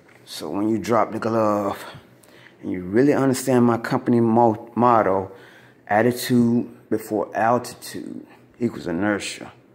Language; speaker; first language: English; native; English